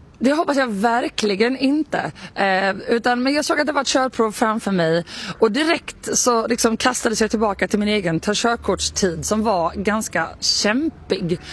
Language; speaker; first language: Swedish; native; Swedish